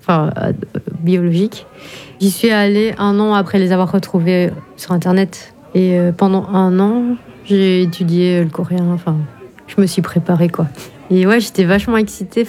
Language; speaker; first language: French; native; French